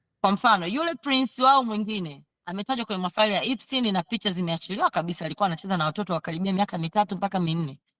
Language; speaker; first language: Swahili; native; Swahili